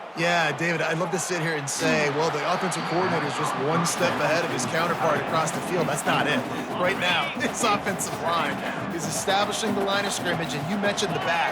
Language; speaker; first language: English; native; English